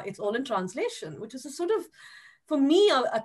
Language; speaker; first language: English; non-native, local second language; Tamil